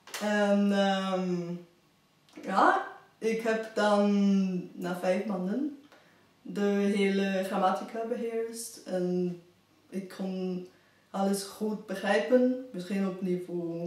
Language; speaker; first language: Dutch; non-native, fluent; Bulgarian